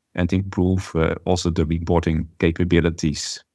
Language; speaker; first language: English; non-native, fluent; Dutch